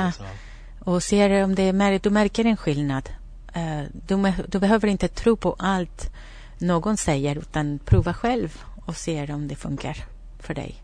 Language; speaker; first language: Swedish; non-native, fluent; Spanish